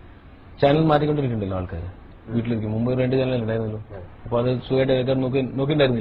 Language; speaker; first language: Malayalam; early bilingual, heritage; Malayalam